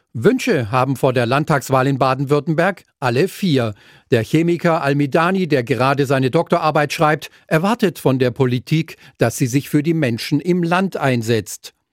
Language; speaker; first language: German; native; German